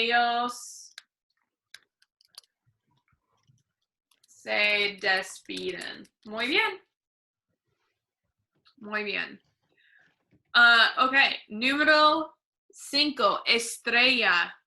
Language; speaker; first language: Spanish; non-native, fluent; English